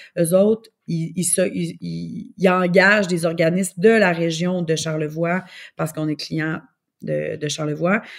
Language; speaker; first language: French; native; French